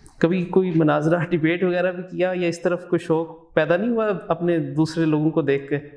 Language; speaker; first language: Urdu; native; Urdu